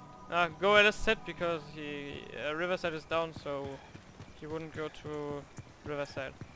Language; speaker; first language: English; non-native, learner; German